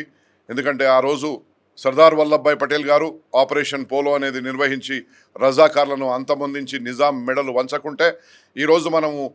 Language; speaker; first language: Telugu; native; Telugu